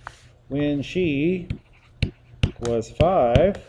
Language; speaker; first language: English; native; English